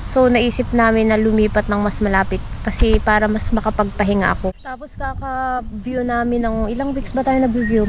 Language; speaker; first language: Filipino; native; Filipino